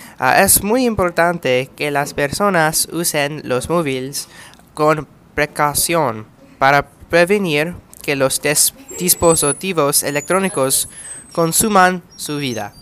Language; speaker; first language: Spanish; non-native, learner; English